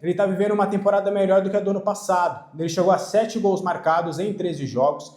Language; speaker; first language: Portuguese; native; Portuguese